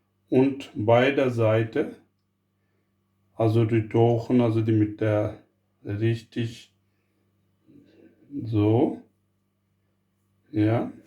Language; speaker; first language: German; non-native, learner; Urdu